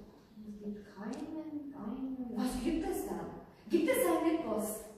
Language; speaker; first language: German; non-native, fluent; Croatian